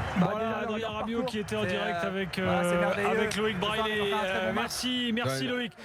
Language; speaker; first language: French; native; French